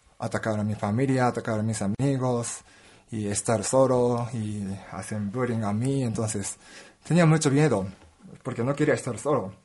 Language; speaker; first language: Spanish; non-native, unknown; Japanese